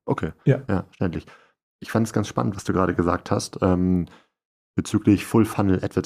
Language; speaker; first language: German; native; German